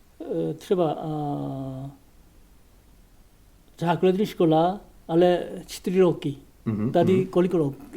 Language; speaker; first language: Czech; non-native, learner; Korean